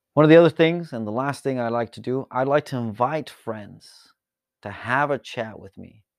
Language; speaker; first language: English; early bilingual, other home language; Spanish